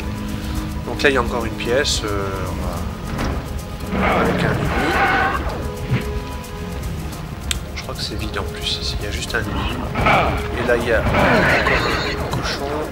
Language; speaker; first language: French; native; French